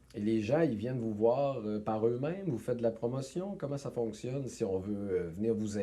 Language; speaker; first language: French; native; French